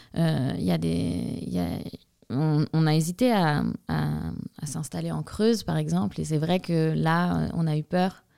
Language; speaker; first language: French; native; French